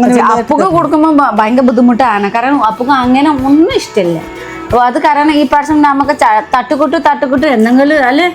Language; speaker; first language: Malayalam; non-native, learner; Nepali